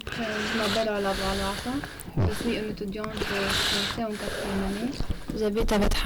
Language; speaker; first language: French; non-native, learner; Arabic